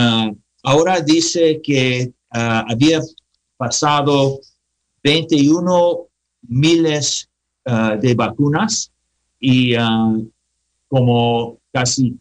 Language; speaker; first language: Spanish; non-native, learner; English